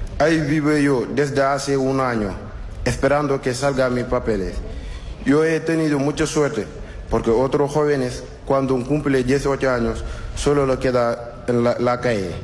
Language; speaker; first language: Spanish; non-native, learner; Wolof